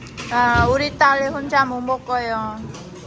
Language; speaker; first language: Korean; non-native, learner; Vietnamese